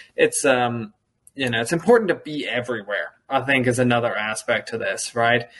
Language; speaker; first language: English; early bilingual, other home language; German